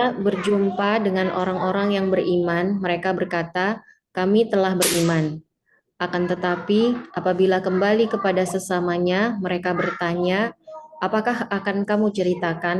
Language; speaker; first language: Indonesian; native; Indonesian